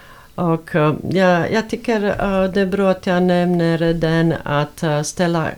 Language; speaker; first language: Swedish; non-native, fluent; Bosnian